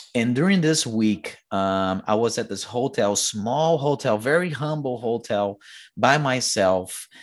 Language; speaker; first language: English; non-native, fluent; Portuguese